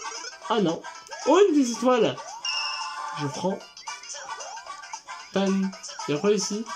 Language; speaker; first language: French; native; French